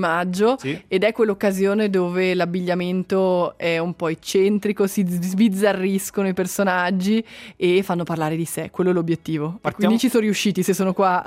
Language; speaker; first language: Italian; native; Italian